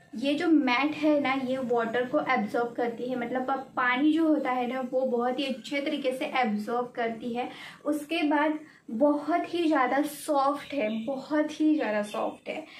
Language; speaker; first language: Hindi; non-native, local second language; Marathi